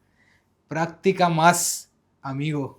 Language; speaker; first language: Spanish; non-native, learner; Hindi